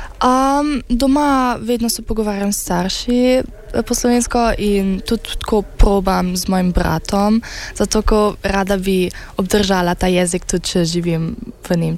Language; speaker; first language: Slovenian; early bilingual, heritage; Slovenian